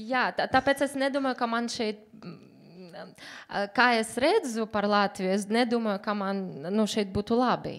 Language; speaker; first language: Latvian; non-native, learner; Uzbek